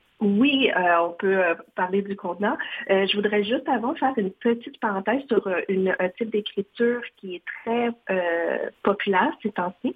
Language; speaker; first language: French; non-native, fluent; Vietnamese